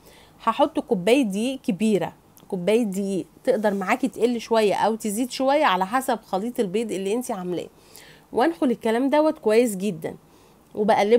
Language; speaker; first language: Arabic; native; Arabic